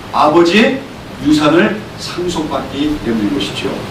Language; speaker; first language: Korean; native; Korean